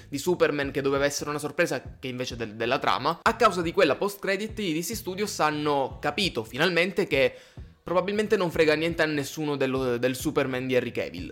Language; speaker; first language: Italian; native; Italian